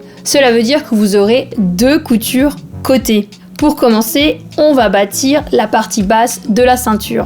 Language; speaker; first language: French; native; French